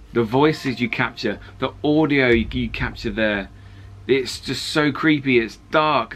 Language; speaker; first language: English; native; English